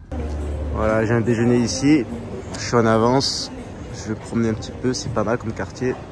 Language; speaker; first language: French; native; French